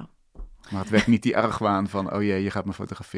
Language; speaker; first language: Dutch; native; Dutch